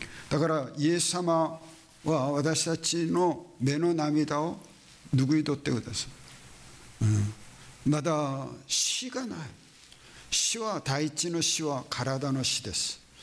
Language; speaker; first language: Japanese; non-native, fluent; Korean